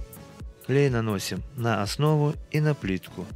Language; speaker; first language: Russian; native; Russian